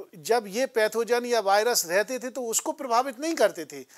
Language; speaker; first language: Hindi; native; Hindi